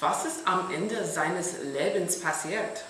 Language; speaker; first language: German; non-native, learner; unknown